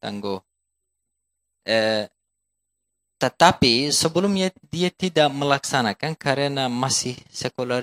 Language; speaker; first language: Indonesian; non-native, fluent; Turkish